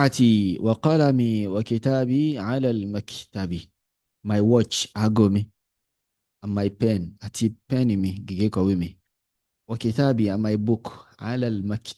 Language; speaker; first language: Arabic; non-native, fluent; Yoruba